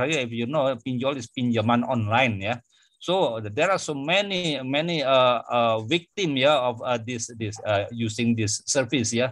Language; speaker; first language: English; non-native, fluent; Indonesian